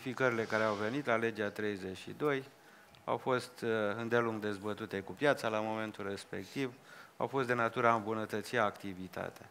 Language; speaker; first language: Romanian; native; Romanian